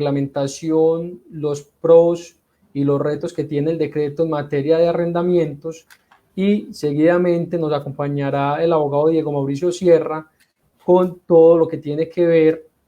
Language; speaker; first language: Spanish; native; Spanish